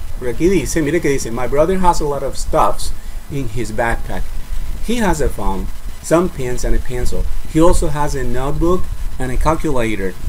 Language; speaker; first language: English; non-native, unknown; Spanish